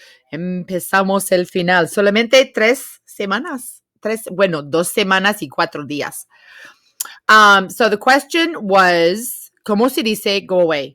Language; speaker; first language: Spanish; non-native, fluent; English